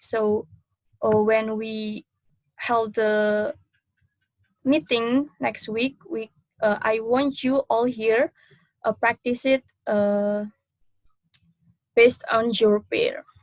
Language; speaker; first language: English; non-native, learner; Indonesian